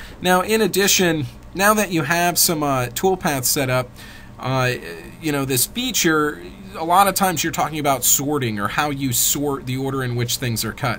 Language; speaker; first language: English; native; English